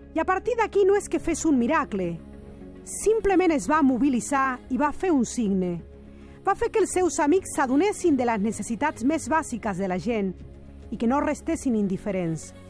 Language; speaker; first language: Catalan; non-native, fluent; Spanish